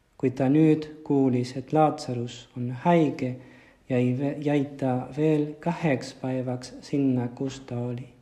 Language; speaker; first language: Estonian; non-native, fluent; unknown